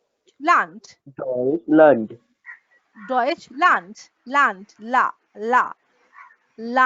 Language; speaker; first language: German; non-native, fluent; Bangla